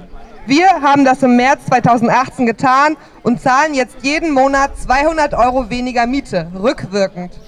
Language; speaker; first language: German; native; German